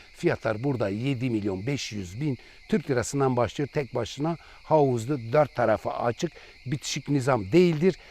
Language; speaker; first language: Turkish; non-native, local second language; Kurdish